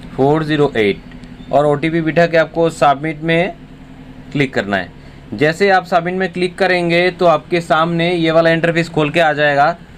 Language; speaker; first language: Hindi; non-native, local second language; Bangla